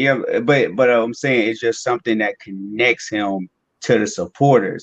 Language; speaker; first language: English; native; English